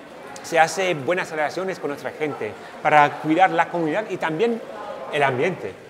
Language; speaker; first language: Spanish; non-native, fluent; English